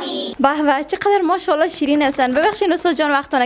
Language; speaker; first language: Persian; native; Persian